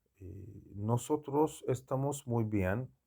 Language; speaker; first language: Spanish; non-native, learner; Turkish